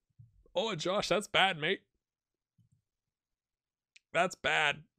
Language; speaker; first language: English; native; English